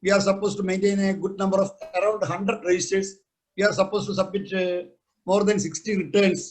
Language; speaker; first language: English; non-native, local second language; Malayalam